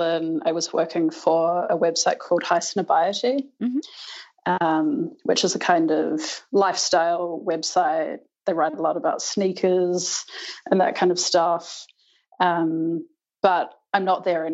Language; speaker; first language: English; native; English